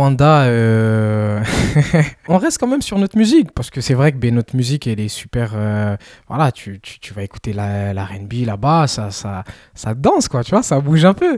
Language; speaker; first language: French; early bilingual, other home language; Kinyarwanda